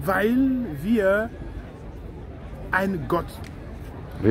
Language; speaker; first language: German; non-native, fluent; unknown